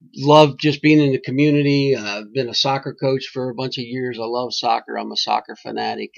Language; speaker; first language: English; native; English